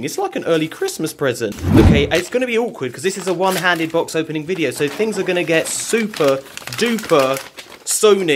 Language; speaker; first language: English; native; English